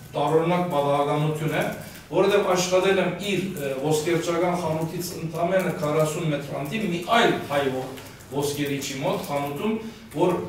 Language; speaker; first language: Armenian; early bilingual, heritage; Armenian